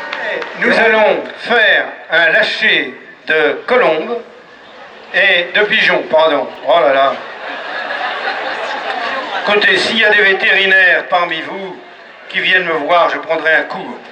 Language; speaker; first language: French; native; French